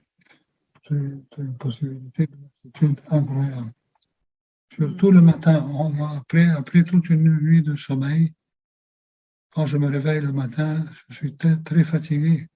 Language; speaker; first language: French; non-native, fluent; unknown